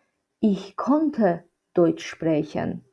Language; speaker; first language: German; non-native, fluent; Azerbaijani